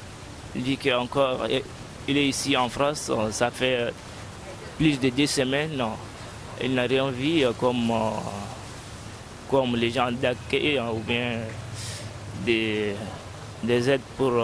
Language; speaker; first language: French; non-native, fluent; Arabic